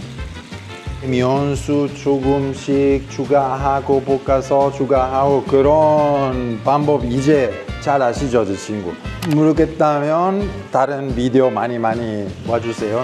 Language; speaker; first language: Korean; non-native, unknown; Italian